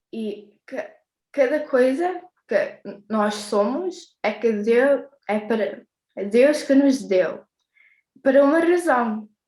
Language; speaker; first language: Portuguese; early bilingual, heritage; English